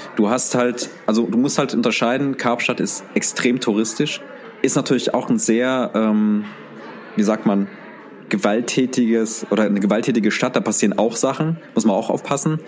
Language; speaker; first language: German; early bilingual, other home language; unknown